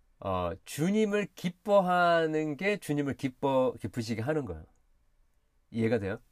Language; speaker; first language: Korean; early bilingual, heritage; Korean